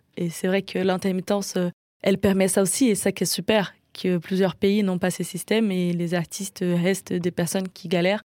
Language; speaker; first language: French; non-native, fluent; Portuguese